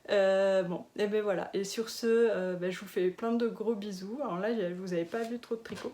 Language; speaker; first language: French; native; French